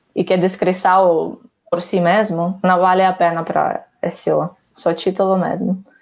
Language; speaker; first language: Portuguese; non-native, fluent; Ukrainian